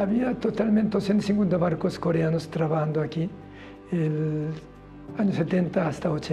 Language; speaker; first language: Spanish; non-native, learner; Korean